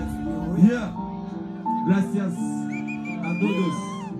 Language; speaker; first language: Spanish; non-native, learner; Haitian Creole